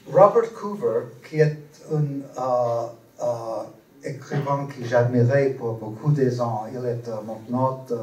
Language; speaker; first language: French; non-native, learner; English